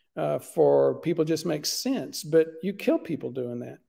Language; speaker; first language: English; native; English